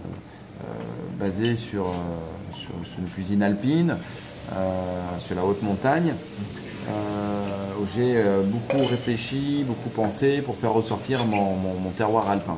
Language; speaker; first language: French; native; French